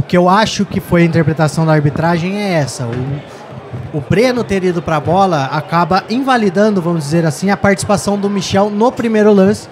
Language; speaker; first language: Portuguese; native; Portuguese